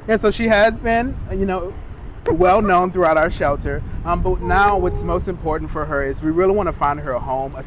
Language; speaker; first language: English; native; English